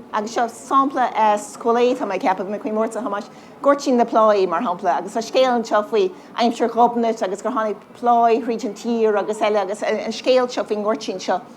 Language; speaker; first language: Irish; native; Irish